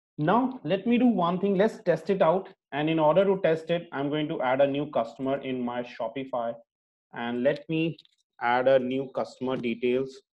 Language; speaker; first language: English; non-native, local second language; Hindi